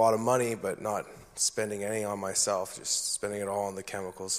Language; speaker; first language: English; native; English